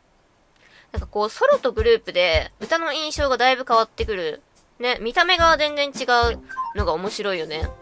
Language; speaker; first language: Japanese; native; Japanese